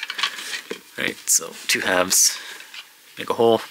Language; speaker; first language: English; native; English